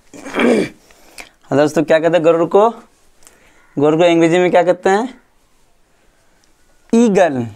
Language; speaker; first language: Hindi; native; Hindi